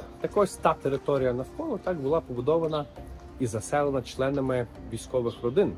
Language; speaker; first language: Ukrainian; native; Ukrainian